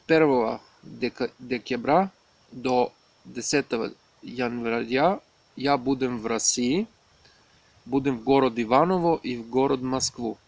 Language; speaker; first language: Russian; non-native, learner; Serbian